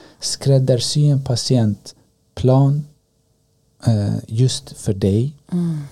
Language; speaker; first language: Swedish; early bilingual, other home language; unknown